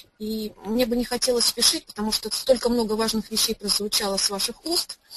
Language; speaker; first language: Russian; native; Russian